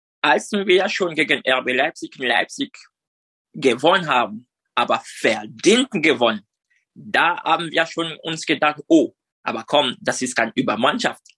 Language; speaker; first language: German; non-native, fluent; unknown